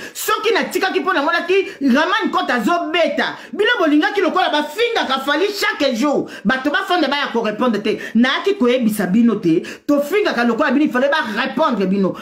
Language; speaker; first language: Lingala; native; Lingala